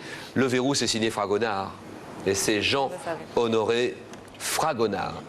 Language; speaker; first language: French; native; French